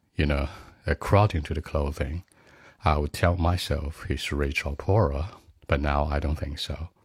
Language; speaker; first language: English; non-native, learner; Chinese